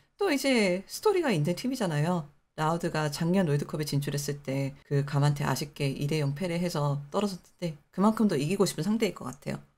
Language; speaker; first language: Korean; native; Korean